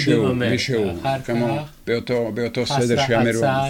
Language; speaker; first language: Hebrew; non-native, fluent; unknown